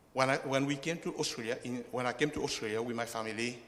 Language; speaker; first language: English; non-native, fluent; Chinese